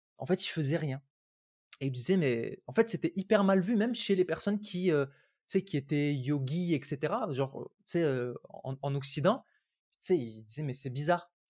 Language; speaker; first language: French; early bilingual, other home language; Arabic